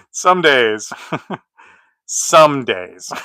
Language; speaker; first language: English; native; English